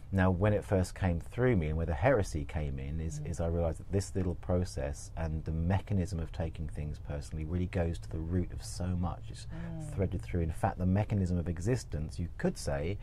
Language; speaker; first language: English; native; English